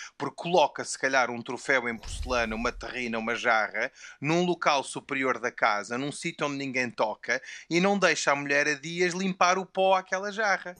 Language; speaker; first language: Portuguese; native; Portuguese